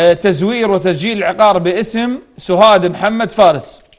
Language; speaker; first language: Arabic; native; Arabic